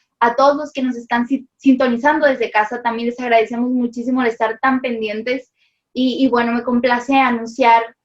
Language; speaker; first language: Spanish; native; Spanish